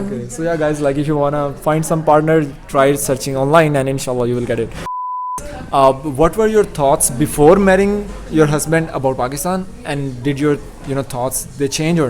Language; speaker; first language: English; non-native, local second language; Urdu